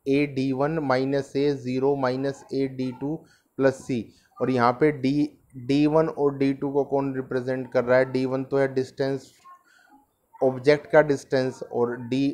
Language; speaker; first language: Hindi; native; Hindi